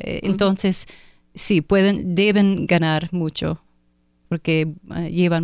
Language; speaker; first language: Spanish; non-native, fluent; English